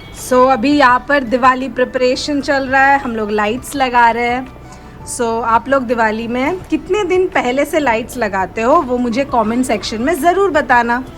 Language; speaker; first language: Hindi; non-native, local second language; Bangla